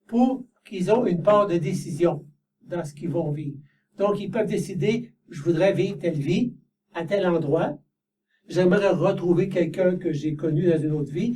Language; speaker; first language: French; native; French